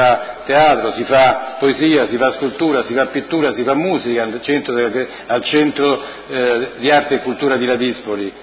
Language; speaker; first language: Italian; native; Italian